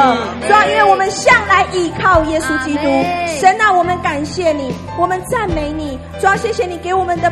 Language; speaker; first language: Chinese; native; Chinese